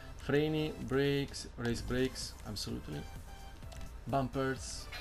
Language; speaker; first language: English; non-native, learner; Italian